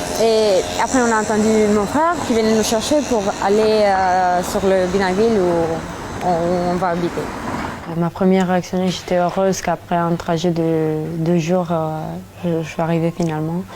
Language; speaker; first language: French; early bilingual, other home language; Romanian